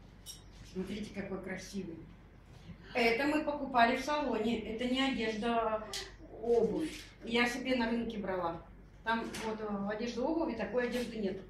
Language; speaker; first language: Russian; native; Russian